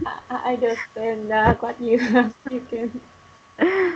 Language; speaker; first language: English; non-native, learner; Vietnamese